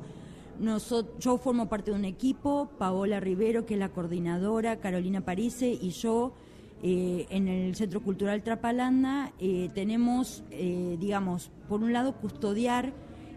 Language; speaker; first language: Spanish; native; Spanish